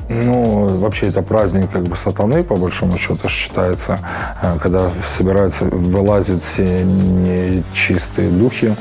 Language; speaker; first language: Russian; native; Russian